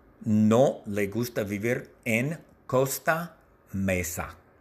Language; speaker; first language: Spanish; non-native, learner; English